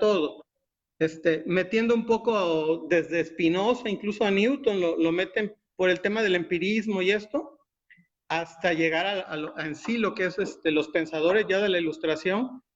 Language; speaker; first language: Spanish; native; Spanish